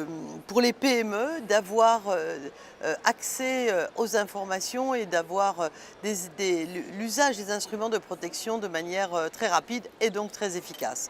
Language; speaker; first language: French; native; French